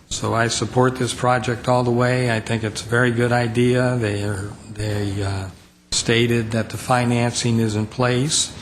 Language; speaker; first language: English; native; English